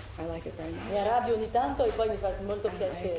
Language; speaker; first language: Italian; non-native, fluent; French